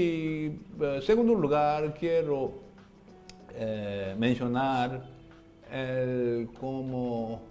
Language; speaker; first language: Spanish; non-native, learner; Korean